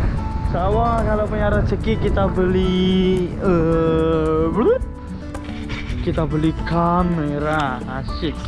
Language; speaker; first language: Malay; non-native, local second language; Javanese